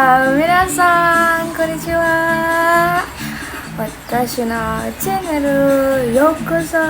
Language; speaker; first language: Japanese; non-native, learner; Indonesian